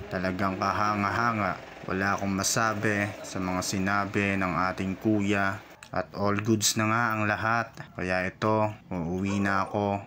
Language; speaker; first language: Filipino; non-native, local second language; Bikol